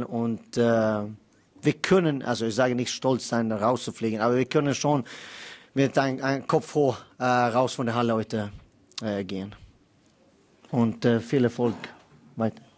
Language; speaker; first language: German; non-native, fluent; Swedish